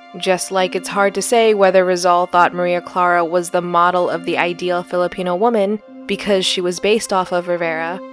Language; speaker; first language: English; early bilingual, other home language; Filipino